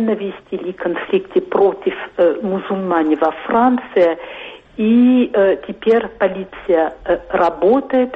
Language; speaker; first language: Russian; non-native, fluent; French